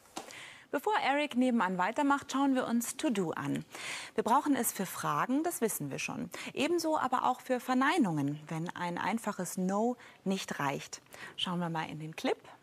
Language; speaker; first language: German; native; German